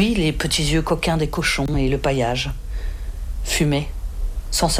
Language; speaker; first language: French; native; French